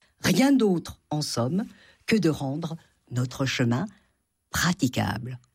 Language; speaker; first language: French; native; French